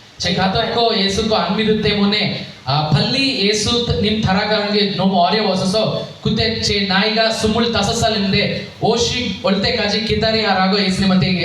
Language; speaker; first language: Korean; non-native, learner; Telugu